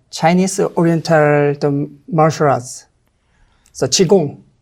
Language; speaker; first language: English; non-native, learner; Korean